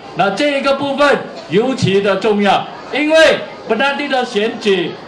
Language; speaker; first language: Chinese; native; Chinese